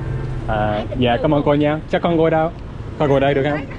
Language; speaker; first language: Vietnamese; non-native, learner; English